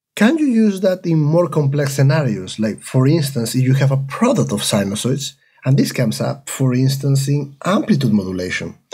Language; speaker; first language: English; non-native, fluent; Spanish